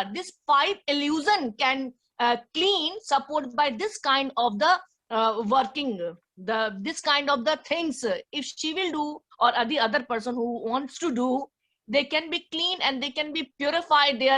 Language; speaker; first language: English; non-native, learner; Hindi